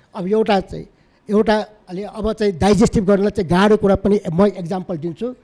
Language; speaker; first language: Nepali; non-native, local second language; Newari